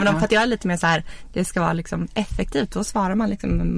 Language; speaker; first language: Swedish; native; Swedish